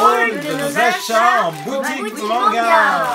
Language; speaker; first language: French; native; French